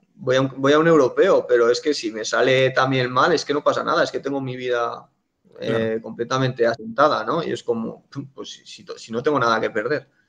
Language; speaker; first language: Spanish; native; Spanish